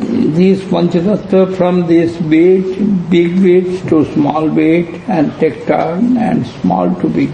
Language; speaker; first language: English; non-native, local second language; Bangla